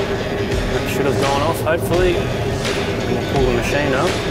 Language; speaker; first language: English; native; English